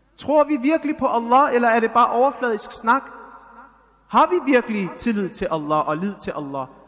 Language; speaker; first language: Danish; early bilingual, other home language; Arabic